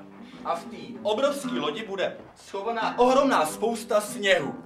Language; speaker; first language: Czech; native; Czech